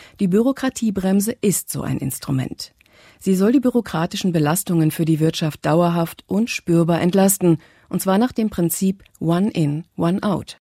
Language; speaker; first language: German; native; German